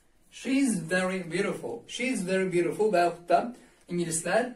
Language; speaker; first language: English; non-native, learner; Azerbaijani